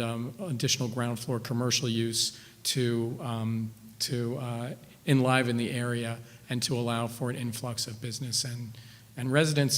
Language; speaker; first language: English; native; English